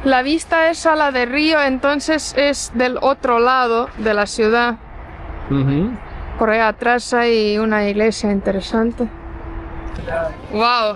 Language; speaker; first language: Spanish; non-native, fluent; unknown